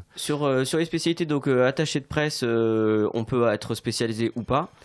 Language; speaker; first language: French; native; French